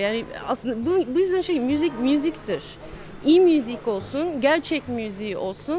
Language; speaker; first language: Turkish; non-native, fluent; English